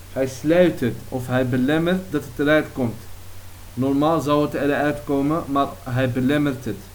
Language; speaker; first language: Dutch; early bilingual, other home language; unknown